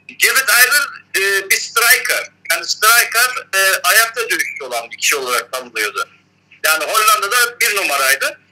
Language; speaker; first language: Turkish; early bilingual, heritage; Turkish